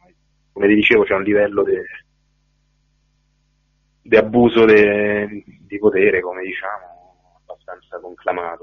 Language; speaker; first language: Italian; native; Italian